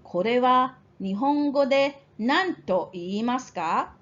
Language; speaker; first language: Japanese; non-native, fluent; English